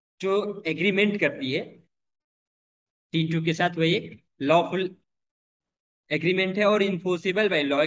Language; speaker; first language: Hindi; native; Hindi